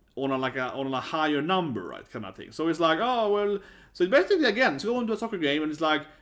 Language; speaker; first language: English; non-native, fluent; Swedish